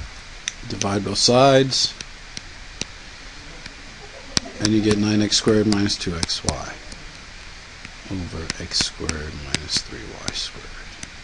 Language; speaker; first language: English; native; English